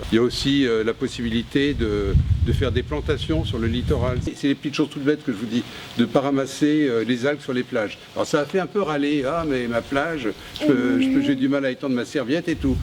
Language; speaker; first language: French; native; French